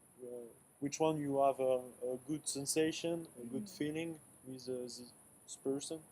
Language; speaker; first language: English; non-native, learner; French